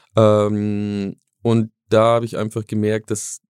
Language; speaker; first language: German; native; German